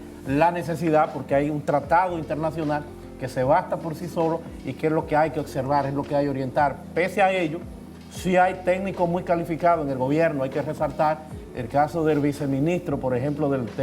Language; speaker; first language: Spanish; native; Spanish